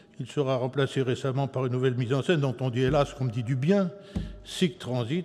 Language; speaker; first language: French; native; French